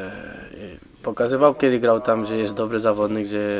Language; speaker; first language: Polish; non-native, fluent; Spanish